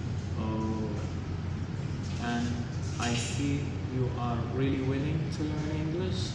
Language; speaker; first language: English; non-native, learner; Arabic